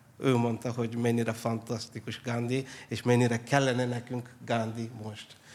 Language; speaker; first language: Hungarian; non-native, fluent; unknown